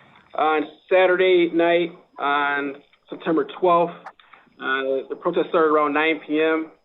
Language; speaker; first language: English; native; English